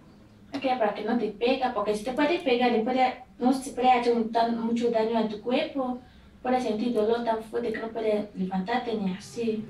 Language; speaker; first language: Spanish; non-native, learner; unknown